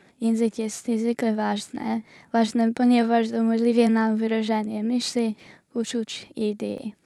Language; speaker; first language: Polish; non-native, learner; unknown